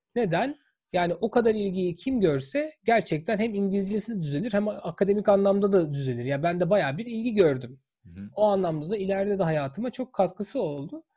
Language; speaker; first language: Turkish; native; Turkish